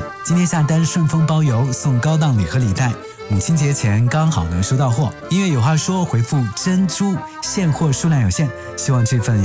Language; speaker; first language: Chinese; native; Chinese